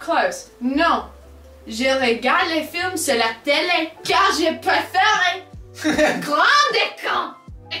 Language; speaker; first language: French; non-native, learner; English